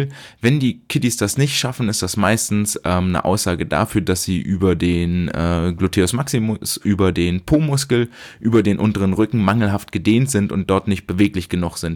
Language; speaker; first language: German; native; German